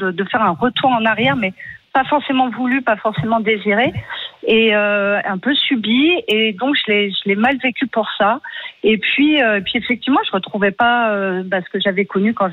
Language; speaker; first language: French; native; French